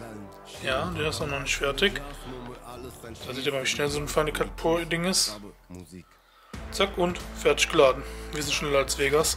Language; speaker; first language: German; native; German